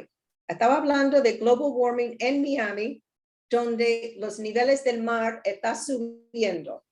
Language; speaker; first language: Spanish; non-native, learner; English